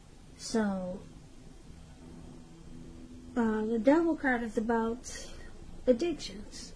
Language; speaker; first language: English; native; English